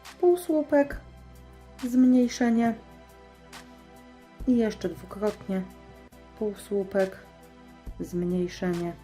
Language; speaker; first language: Polish; native; Polish